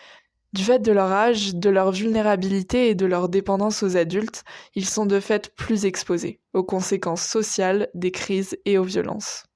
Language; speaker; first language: French; native; French